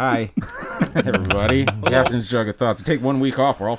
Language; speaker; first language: English; native; English